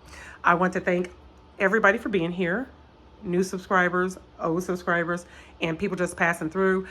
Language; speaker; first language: English; native; English